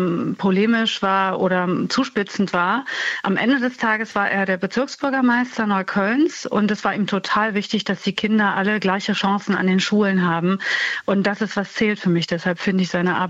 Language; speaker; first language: German; native; German